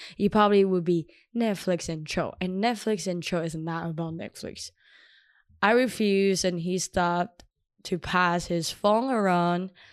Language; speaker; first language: English; non-native, fluent; Chinese